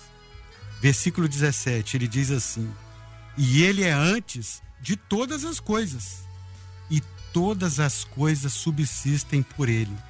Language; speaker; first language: Portuguese; native; Portuguese